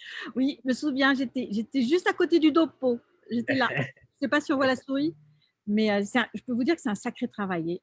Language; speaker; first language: French; native; French